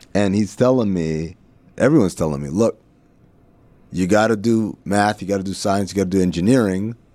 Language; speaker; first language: English; early bilingual, other home language; Arabic